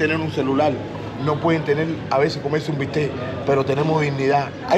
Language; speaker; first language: Spanish; native; Spanish